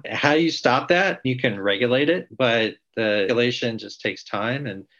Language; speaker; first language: English; native; English